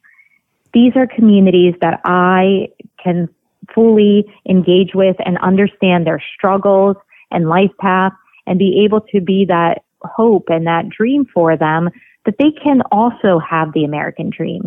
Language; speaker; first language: English; early bilingual, other home language; Russian